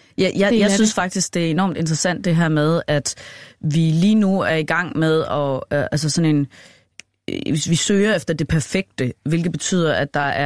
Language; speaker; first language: Danish; native; Danish